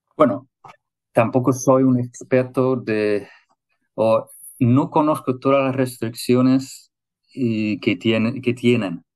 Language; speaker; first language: Spanish; non-native, fluent; German